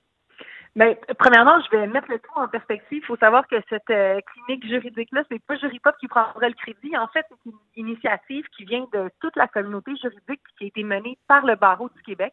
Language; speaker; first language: French; native; French